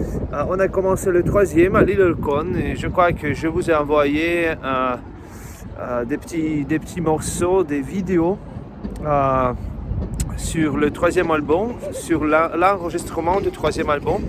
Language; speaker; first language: French; non-native, fluent; Russian